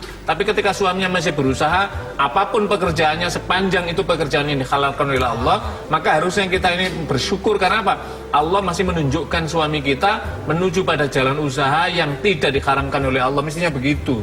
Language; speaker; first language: Indonesian; native; Indonesian